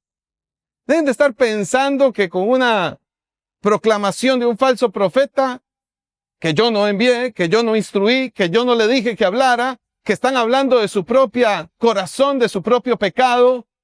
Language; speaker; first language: Spanish; native; Spanish